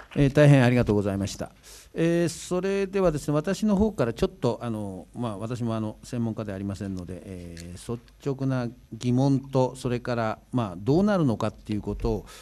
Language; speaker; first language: Japanese; native; Japanese